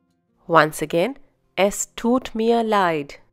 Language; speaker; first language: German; non-native, fluent; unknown